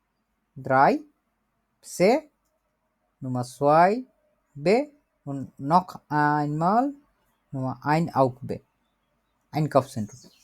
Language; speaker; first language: German; non-native, learner; Bangla